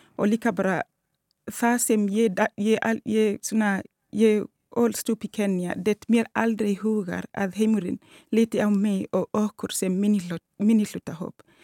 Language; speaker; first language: Icelandic; non-native, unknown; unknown